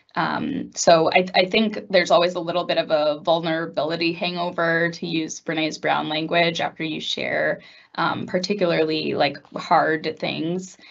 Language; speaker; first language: English; native; English